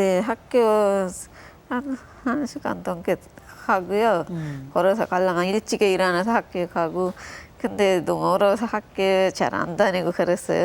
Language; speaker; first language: Korean; non-native, learner; Sinhala